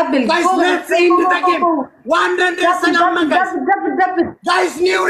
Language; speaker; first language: English; non-native, learner; Oromo